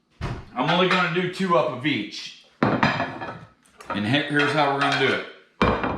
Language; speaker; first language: English; native; English